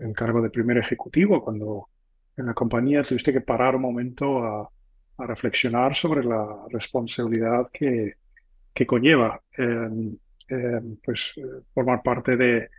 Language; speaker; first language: Spanish; non-native, fluent; English